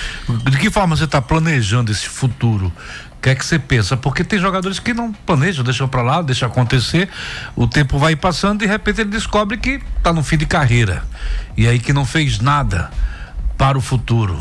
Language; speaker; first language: Portuguese; native; Portuguese